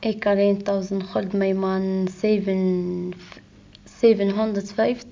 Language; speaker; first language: Dutch; non-native, learner; Arabic